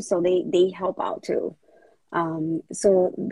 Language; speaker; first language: English; early bilingual, other home language; Spanish